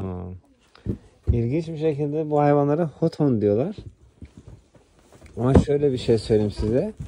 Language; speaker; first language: Turkish; native; Turkish